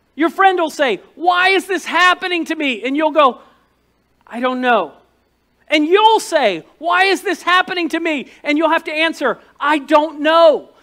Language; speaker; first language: English; native; English